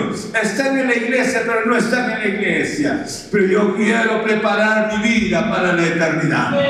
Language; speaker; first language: Spanish; native; Spanish